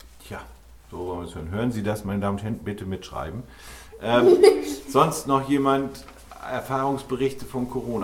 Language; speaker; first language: German; native; German